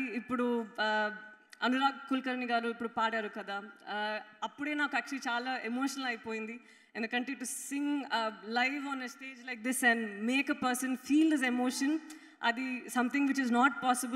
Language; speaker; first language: Telugu; non-native, learner; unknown